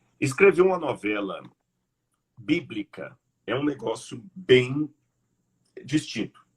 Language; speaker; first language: Portuguese; native; Portuguese